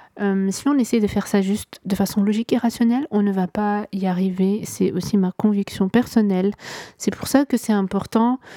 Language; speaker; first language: French; non-native, local second language; Arabic